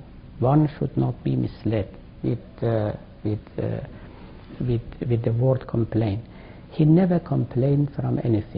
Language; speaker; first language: English; non-native, fluent; Persian